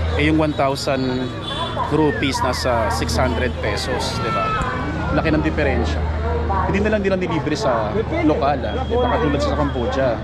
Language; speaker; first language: Filipino; native; Filipino